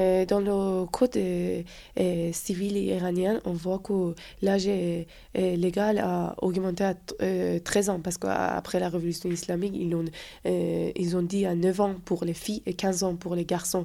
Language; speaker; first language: French; non-native, fluent; Persian